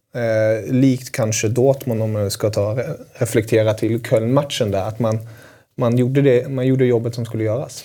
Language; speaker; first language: Swedish; native; Swedish